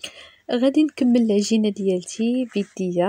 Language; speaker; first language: Arabic; native; Arabic